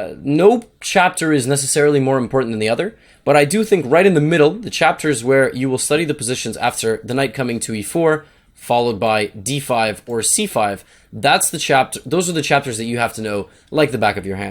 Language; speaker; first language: English; native; English